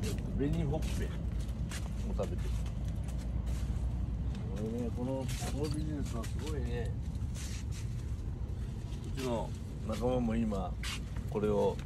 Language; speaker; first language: Japanese; native; Japanese